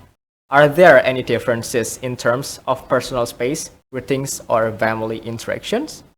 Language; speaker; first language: English; non-native, fluent; Indonesian